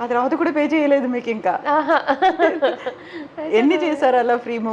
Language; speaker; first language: Telugu; native; Telugu